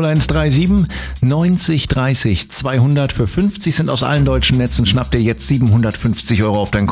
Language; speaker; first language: German; native; German